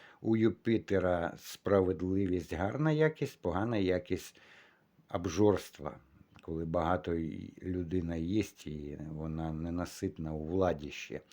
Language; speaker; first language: Ukrainian; non-native, local second language; Russian